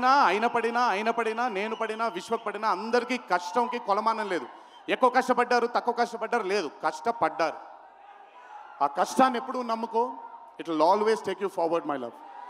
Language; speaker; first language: Telugu; native; Telugu